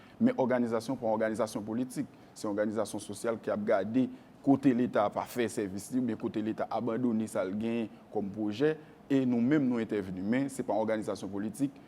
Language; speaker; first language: Haitian Creole; native; Haitian Creole